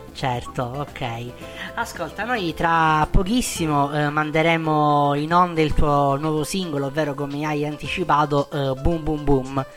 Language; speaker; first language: Italian; native; Italian